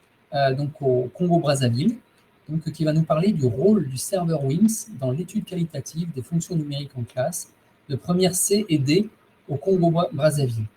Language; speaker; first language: French; native; French